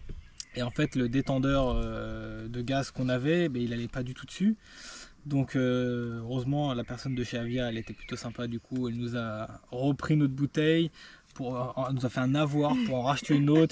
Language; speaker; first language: French; native; French